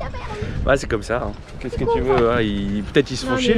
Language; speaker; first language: French; native; French